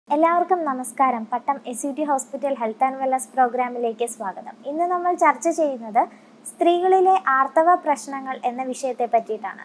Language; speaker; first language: Malayalam; native; Malayalam